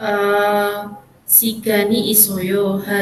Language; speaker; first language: Korean; non-native, learner; Indonesian